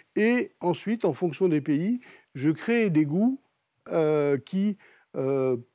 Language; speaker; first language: French; native; French